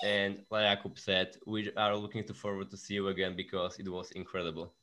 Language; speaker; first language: English; non-native, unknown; Slovak